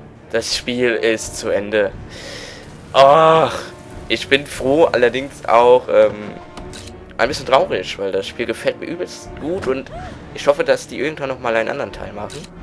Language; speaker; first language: German; native; German